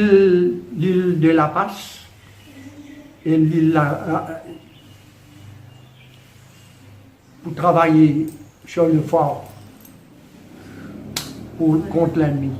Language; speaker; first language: French; non-native, local second language; Morisyen